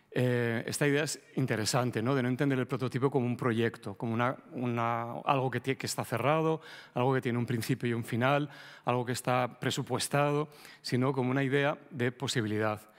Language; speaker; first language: Spanish; native; Spanish